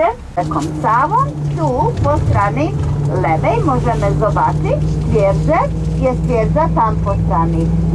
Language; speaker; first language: Polish; non-native, learner; Serbian